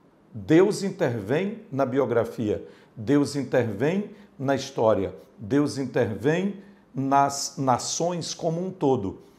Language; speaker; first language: Portuguese; native; Portuguese